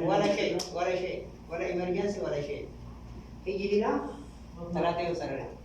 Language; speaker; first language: Arabic; non-native, learner; Hindi